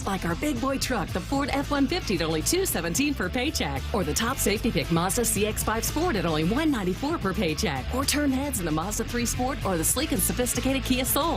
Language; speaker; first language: English; native; English